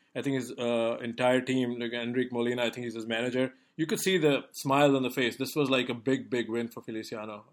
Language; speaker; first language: English; non-native, local second language; Hindi